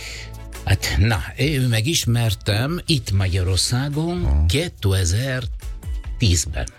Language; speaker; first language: Hungarian; non-native, learner; Italian